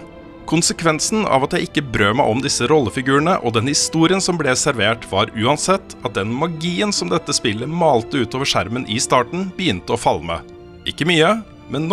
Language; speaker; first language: Norwegian; native; Norwegian